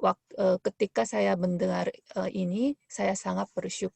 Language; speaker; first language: Indonesian; non-native, fluent; Korean